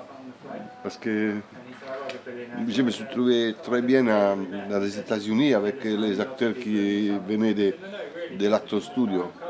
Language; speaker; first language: French; non-native, learner; Italian